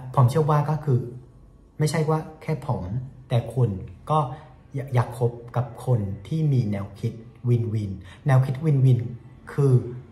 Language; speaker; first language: Thai; non-native, fluent; Vietnamese